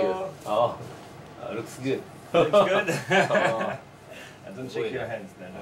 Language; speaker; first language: English; non-native, learner; French